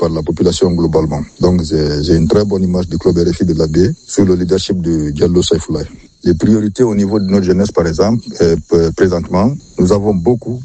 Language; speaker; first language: French; non-native, local second language; Fula